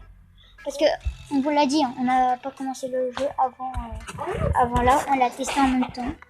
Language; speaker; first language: French; native; French